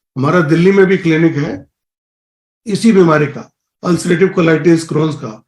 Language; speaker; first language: Hindi; native; Hindi